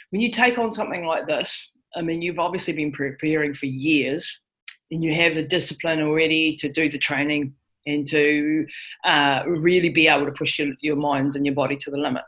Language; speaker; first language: English; native; English